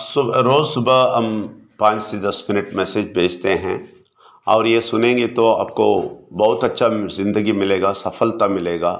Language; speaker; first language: Hindi; non-native, local second language; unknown